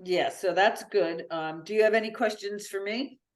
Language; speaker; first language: English; native; English